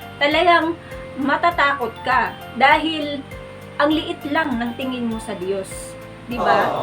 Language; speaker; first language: Filipino; non-native, local second language; Cebuano